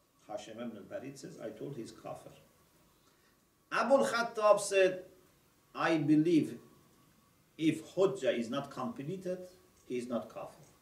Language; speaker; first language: English; non-native, fluent; Persian